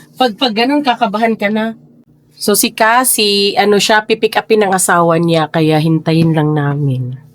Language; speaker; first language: Filipino; native; Filipino